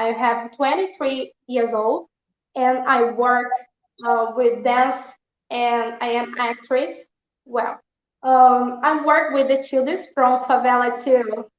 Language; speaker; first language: English; non-native, learner; Portuguese